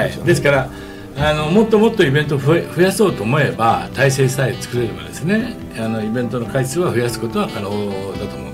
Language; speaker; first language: Japanese; native; Japanese